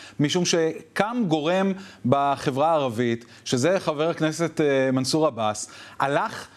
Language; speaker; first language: Hebrew; native; Hebrew